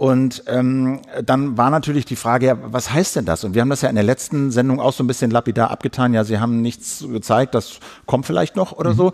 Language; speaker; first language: German; native; German